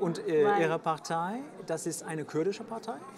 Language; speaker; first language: German; non-native, fluent; French